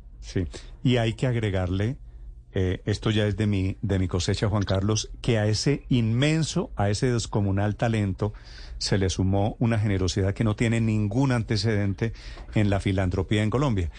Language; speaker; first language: Spanish; native; Spanish